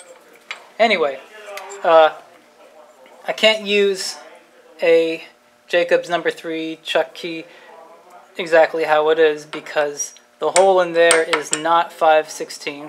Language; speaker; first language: English; native; English